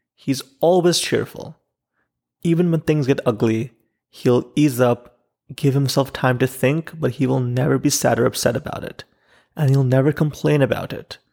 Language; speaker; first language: English; non-native, local second language; Urdu